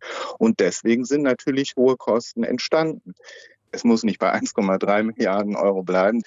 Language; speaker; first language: German; native; German